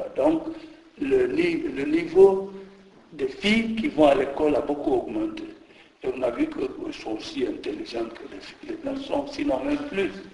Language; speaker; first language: French; non-native, local second language; Jola-Fonyi